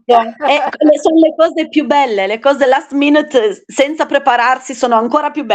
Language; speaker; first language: Italian; native; Italian